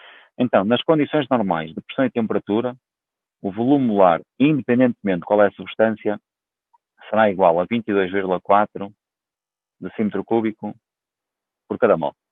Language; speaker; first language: Portuguese; native; Portuguese